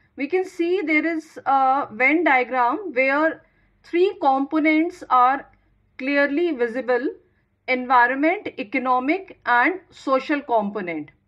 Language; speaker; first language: English; non-native, local second language; Hindi